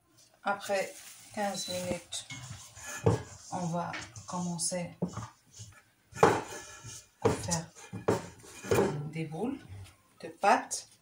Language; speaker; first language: French; non-native, local second language; Arabic